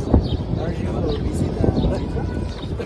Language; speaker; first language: English; non-native, learner; Spanish